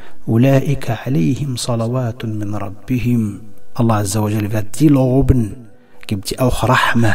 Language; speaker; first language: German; non-native, fluent; Arabic